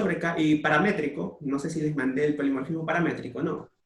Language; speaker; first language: Spanish; native; Spanish